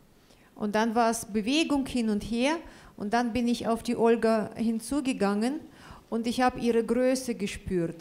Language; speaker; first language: German; non-native, fluent; Russian